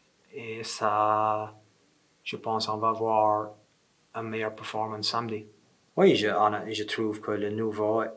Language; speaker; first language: French; non-native, fluent; English